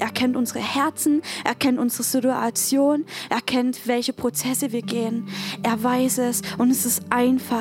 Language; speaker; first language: German; native; German